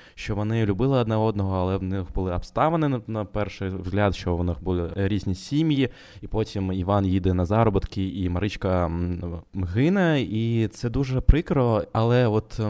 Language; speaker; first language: Ukrainian; non-native, local second language; Russian